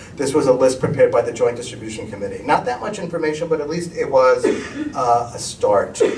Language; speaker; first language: English; native; English